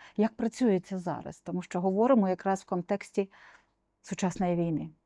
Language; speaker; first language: Ukrainian; native; Ukrainian